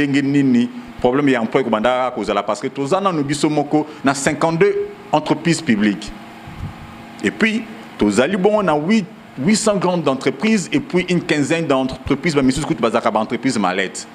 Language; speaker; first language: French; non-native, local second language; Lingala